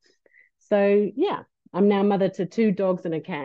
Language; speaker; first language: English; native; English